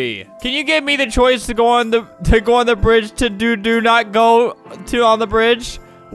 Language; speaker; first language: English; native; English